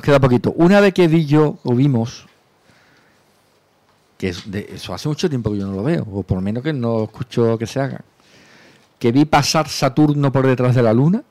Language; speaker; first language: Spanish; native; Spanish